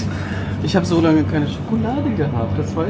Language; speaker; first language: German; native; German